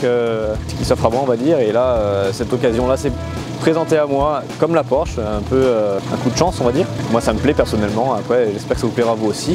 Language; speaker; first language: French; native; French